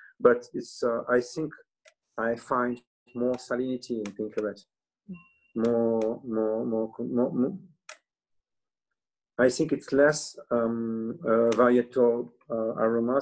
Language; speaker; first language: English; non-native, learner; French